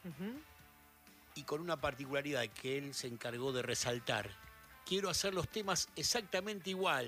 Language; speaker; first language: Spanish; native; Spanish